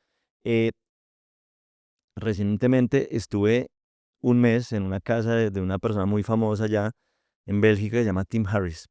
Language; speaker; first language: Spanish; native; Spanish